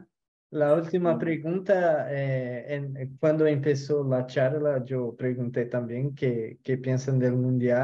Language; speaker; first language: Spanish; non-native, local second language; Portuguese